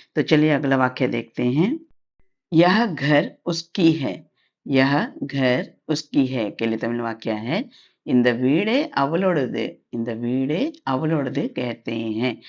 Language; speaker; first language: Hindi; non-native, local second language; Tamil